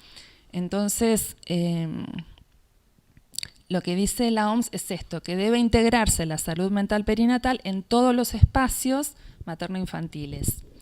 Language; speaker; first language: Spanish; native; Spanish